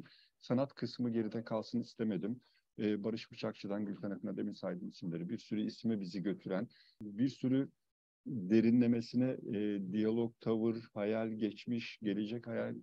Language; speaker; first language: Turkish; native; Turkish